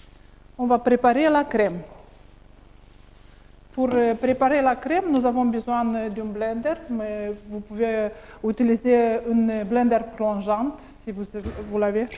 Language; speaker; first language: French; non-native, learner; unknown